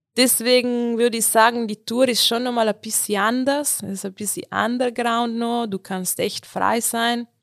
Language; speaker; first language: German; non-native, local second language; Ladin